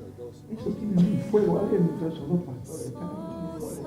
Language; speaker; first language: Spanish; native; Spanish